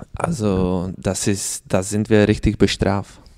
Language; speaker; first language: German; non-native, learner; Czech